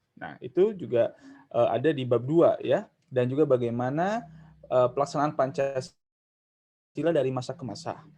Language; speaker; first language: Indonesian; non-native, local second language; Sundanese